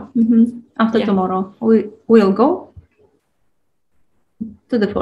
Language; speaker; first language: English; non-native, learner; Tatar